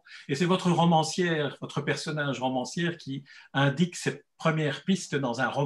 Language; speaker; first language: French; native; French